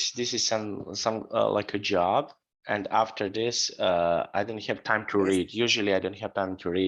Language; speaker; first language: English; non-native, fluent; Serbian